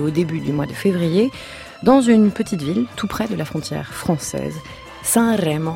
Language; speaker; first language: French; native; French